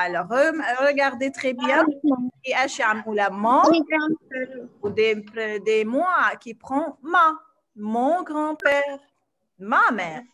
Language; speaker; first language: French; non-native, fluent; Arabic